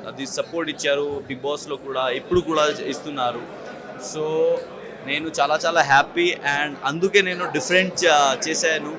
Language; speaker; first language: Telugu; non-native, learner; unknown